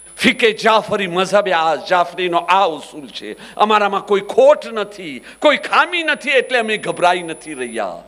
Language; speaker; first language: Gujarati; early bilingual, heritage; Gujarati